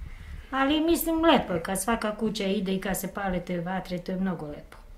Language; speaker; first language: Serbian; non-native, local second language; Romanian